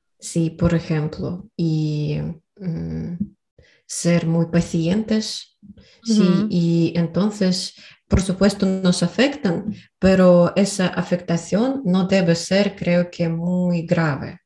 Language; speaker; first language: Spanish; non-native, learner; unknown